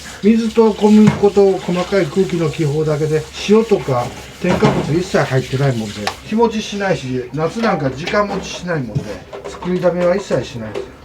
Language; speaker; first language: Japanese; native; Japanese